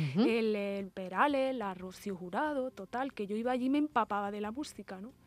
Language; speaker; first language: Spanish; native; Spanish